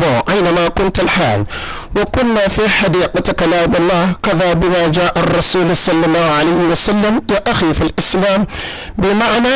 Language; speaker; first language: Arabic; non-native, learner; Yoruba